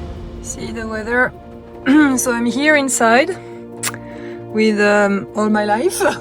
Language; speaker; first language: English; non-native, fluent; French